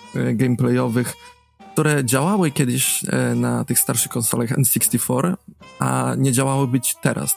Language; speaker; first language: Polish; native; Polish